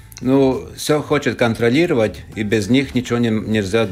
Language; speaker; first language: Russian; non-native, local second language; Latvian